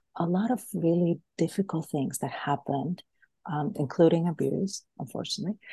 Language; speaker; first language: English; non-native, fluent; Greek